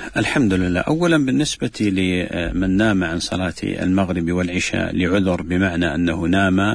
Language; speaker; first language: Arabic; native; Arabic